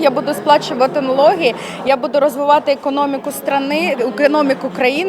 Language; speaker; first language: Ukrainian; non-native, local second language; Russian